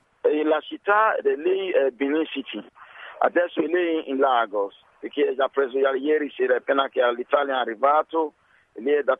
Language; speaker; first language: Italian; non-native, learner; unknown